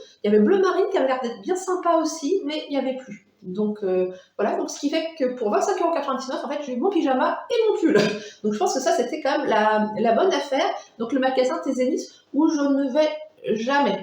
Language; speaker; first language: French; native; French